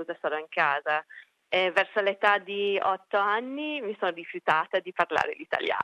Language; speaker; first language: Italian; early bilingual, heritage; Italian